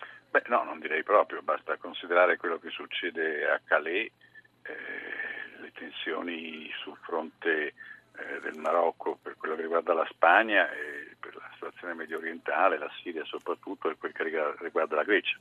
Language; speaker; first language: Italian; native; Italian